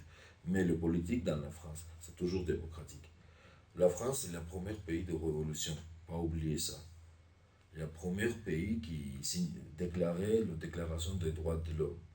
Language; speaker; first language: French; non-native, learner; Armenian